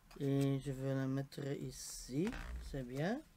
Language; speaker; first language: French; non-native, local second language; Dutch